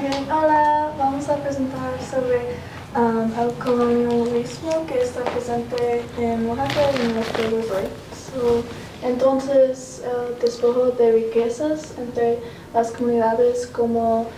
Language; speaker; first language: Spanish; non-native, learner; English